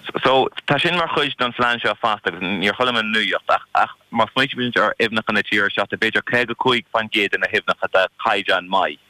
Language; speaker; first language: Irish; non-native, local second language; English